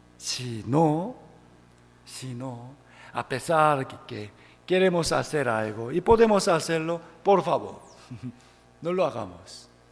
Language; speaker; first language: Spanish; non-native, fluent; Korean